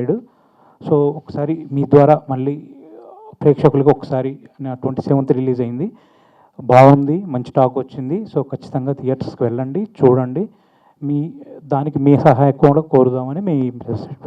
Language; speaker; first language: Telugu; native; Telugu